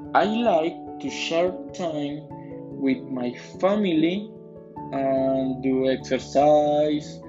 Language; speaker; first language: English; non-native, learner; Spanish